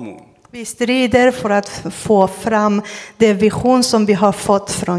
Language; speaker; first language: Swedish; non-native, fluent; Persian